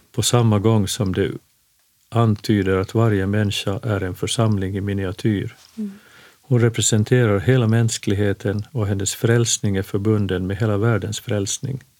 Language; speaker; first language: Swedish; native; Swedish